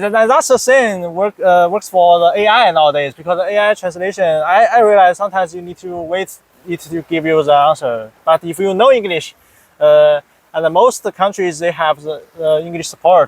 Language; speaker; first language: English; non-native, fluent; Chinese